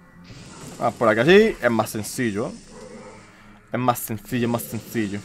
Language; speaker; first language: Spanish; native; Spanish